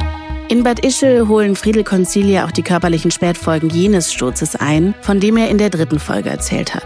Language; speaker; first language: German; native; German